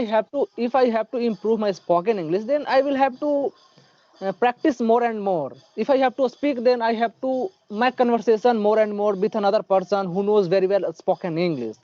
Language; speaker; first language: English; non-native, learner; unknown